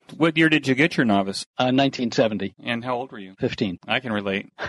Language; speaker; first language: English; native; English